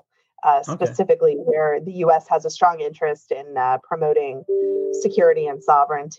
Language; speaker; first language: English; native; English